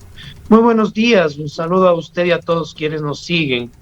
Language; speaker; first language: Spanish; native; Spanish